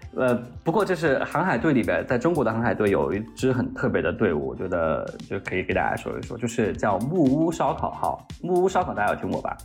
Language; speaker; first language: Chinese; native; Chinese